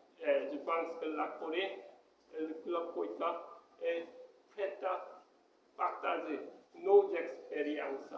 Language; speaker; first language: French; non-native, fluent; Korean